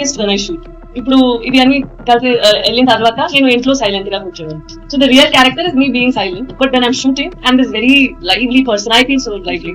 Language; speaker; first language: Telugu; non-native, fluent; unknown